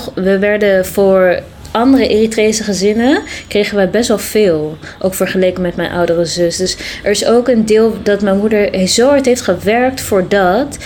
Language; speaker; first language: Dutch; early bilingual, other home language; Tigrinya